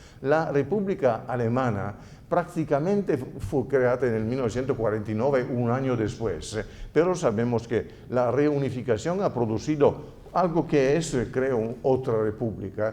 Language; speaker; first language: Spanish; non-native, fluent; Italian